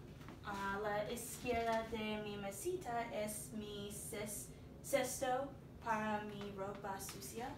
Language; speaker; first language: Spanish; non-native, learner; English